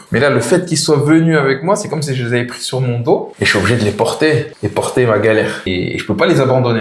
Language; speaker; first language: French; native; French